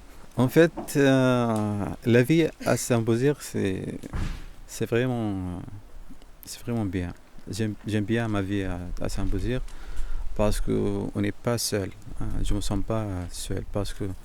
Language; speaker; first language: French; non-native, fluent; Arabic